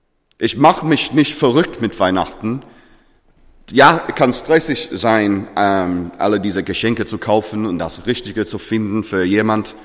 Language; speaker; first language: German; non-native, fluent; English